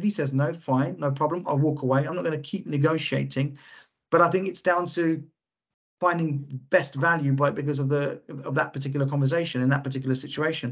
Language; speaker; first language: English; native; English